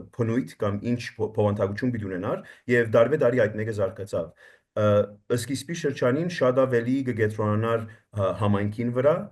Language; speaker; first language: Armenian; early bilingual, heritage; Armenian